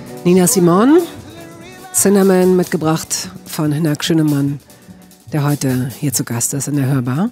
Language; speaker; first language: German; native; German